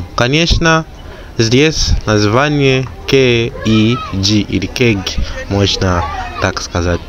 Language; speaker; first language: Russian; non-native, learner; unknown